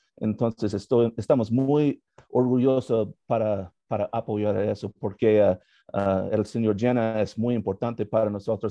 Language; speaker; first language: Spanish; non-native, learner; English